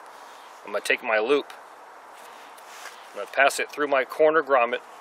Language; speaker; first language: English; native; English